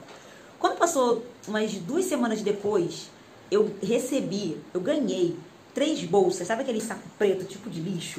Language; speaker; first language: Portuguese; native; Portuguese